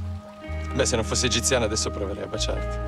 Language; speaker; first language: Italian; native; Italian